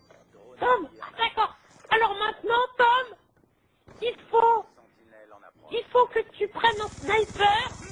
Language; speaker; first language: French; native; French